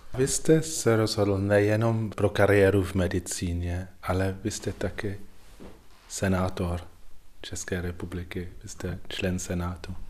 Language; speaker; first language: Czech; non-native, fluent; English